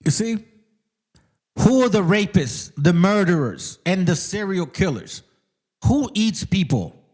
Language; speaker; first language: English; early bilingual, other home language; Spanish